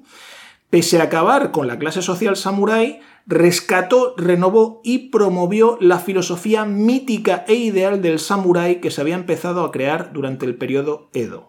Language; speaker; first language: Spanish; native; Spanish